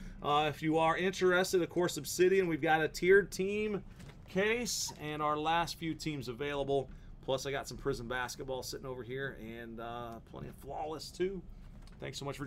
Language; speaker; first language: English; native; English